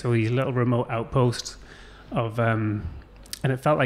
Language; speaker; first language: English; native; English